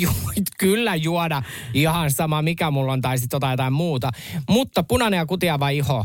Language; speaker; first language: Finnish; native; Finnish